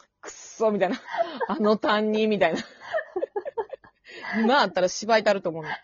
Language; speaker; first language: Japanese; native; Japanese